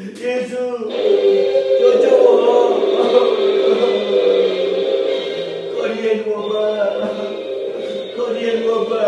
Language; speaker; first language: Chinese; non-native, learner; Korean